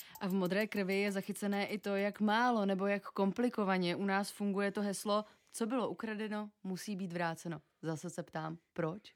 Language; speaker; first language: Czech; native; Czech